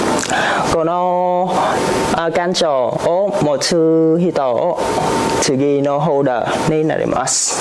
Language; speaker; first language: Japanese; non-native, learner; Vietnamese